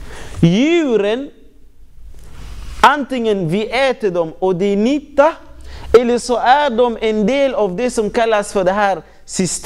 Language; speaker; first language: Swedish; non-native, fluent; Arabic